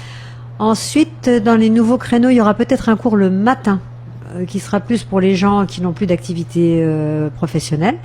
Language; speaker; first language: French; native; French